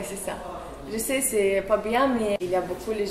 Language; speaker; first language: French; non-native, learner; Russian